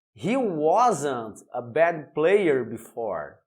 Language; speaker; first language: English; non-native, fluent; Portuguese